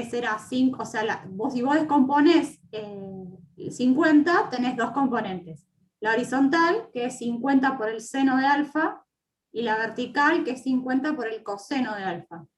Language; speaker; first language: Spanish; native; Spanish